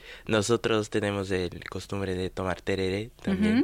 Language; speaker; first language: Spanish; non-native, fluent; Portuguese